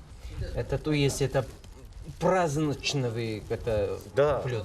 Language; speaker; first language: Russian; non-native, learner; Korean